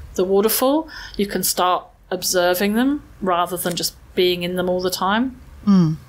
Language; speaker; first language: English; native; English